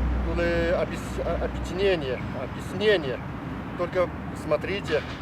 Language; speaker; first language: Russian; non-native, learner; Chinese